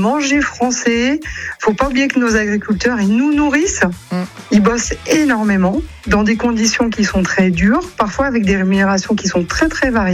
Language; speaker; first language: French; native; French